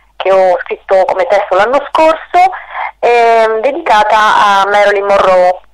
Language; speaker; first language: Italian; native; Italian